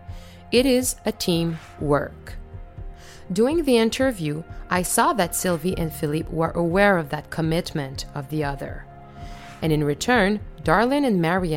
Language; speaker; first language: English; non-native, fluent; French